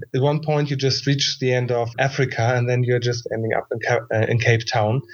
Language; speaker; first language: English; non-native, fluent; German